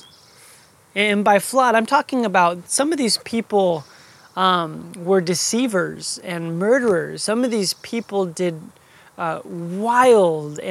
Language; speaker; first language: English; native; English